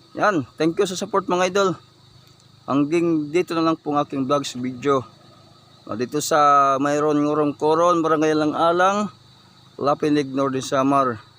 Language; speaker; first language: Filipino; non-native, local second language; Waray